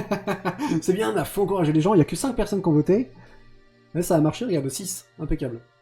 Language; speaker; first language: French; native; French